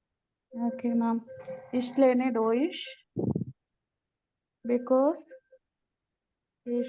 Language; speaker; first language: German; non-native, learner; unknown